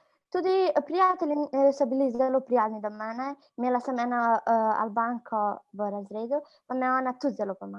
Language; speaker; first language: Slovenian; non-native, learner; Albanian